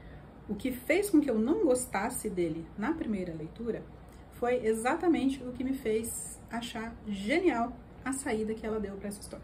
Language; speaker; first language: Portuguese; native; Portuguese